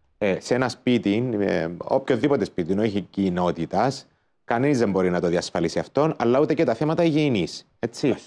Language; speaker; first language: Greek; native; Greek